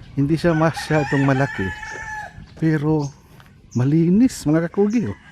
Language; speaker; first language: Filipino; non-native, local second language; Cebuano